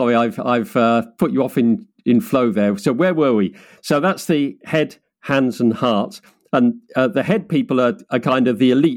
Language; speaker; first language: English; native; English